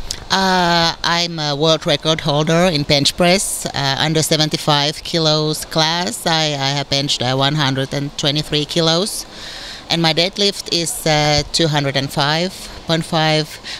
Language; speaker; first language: English; non-native, fluent; Finnish